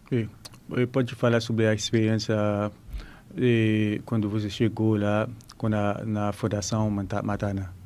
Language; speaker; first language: Portuguese; non-native, learner; Haitian Creole